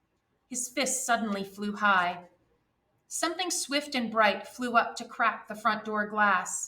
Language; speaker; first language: English; native; English